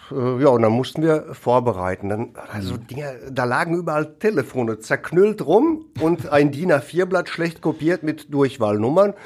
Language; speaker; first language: German; early bilingual, other home language; Greek